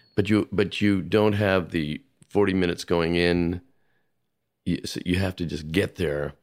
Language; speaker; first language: English; native; English